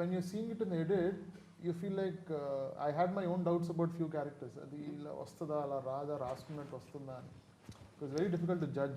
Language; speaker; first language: Telugu; native; Telugu